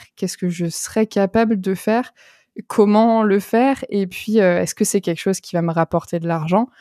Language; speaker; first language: French; native; French